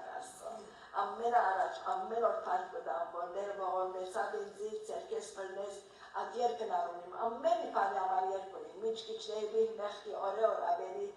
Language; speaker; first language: Armenian; early bilingual, heritage; Armenian